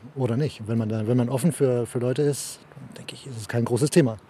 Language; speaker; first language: German; early bilingual, heritage; German